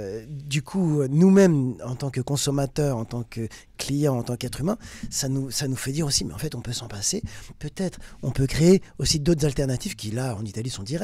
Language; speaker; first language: French; native; French